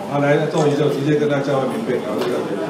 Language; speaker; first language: Chinese; native; Chinese